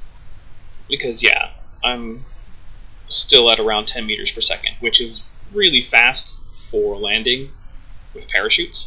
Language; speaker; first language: English; native; English